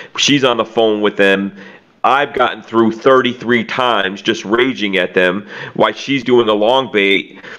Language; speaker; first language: English; native; English